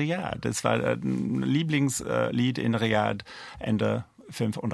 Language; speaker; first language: German; non-native, fluent; English